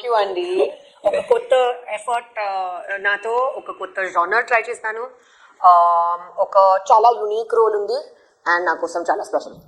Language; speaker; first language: Telugu; non-native, learner; Hindi